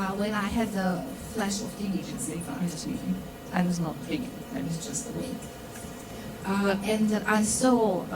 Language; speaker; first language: English; non-native, fluent; Romanian